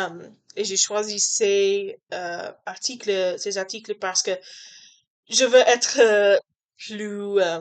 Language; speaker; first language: French; non-native, learner; English